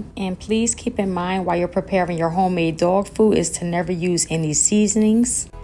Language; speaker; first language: English; native; English